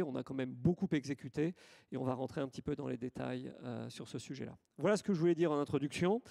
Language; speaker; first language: French; native; French